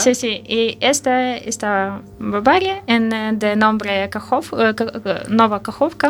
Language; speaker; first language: Spanish; non-native, learner; Russian